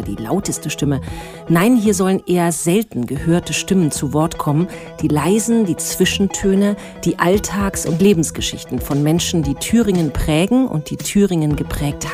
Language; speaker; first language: German; native; German